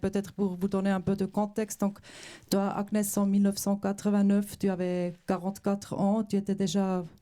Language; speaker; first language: French; non-native, local second language; German